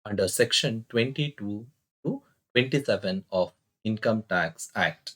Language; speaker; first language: English; non-native, local second language; Kannada